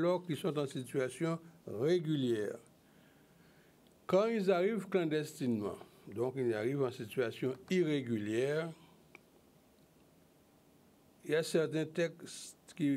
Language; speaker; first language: French; native; French